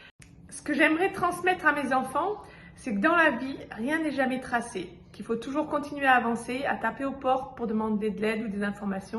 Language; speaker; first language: French; native; French